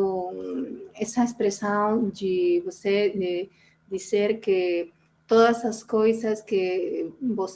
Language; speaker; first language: Portuguese; non-native, fluent; Spanish